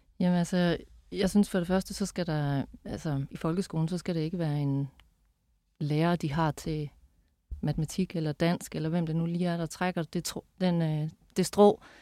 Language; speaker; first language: Danish; native; Danish